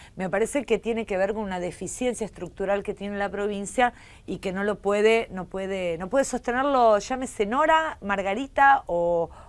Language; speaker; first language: Spanish; native; Spanish